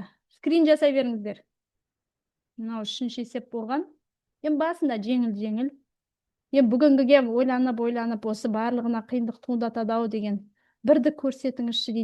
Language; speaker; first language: Kazakh; native; Kazakh